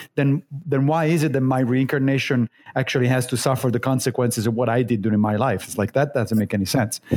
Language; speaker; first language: English; non-native, fluent; Italian